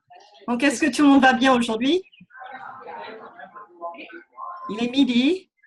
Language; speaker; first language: French; non-native, fluent; English